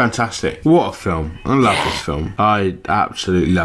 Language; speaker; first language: English; native; English